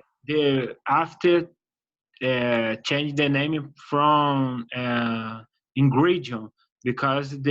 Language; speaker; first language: English; non-native, learner; Portuguese